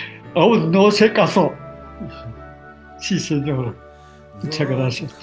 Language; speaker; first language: Spanish; non-native, learner; Korean